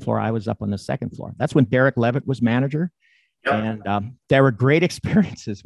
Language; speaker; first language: English; native; English